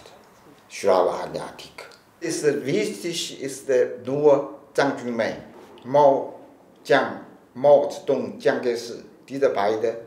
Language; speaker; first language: German; non-native, learner; Chinese